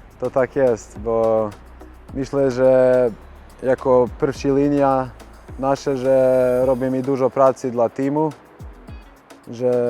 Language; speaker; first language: Polish; non-native, learner; Bosnian